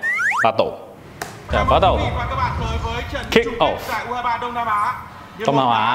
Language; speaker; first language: Vietnamese; non-native, learner; Korean